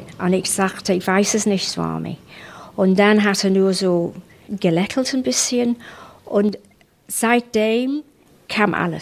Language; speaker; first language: German; non-native, fluent; English